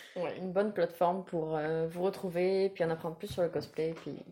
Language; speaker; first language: French; non-native, fluent; English